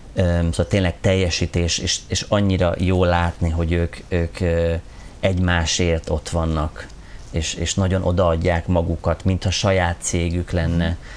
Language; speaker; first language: Hungarian; non-native, fluent; English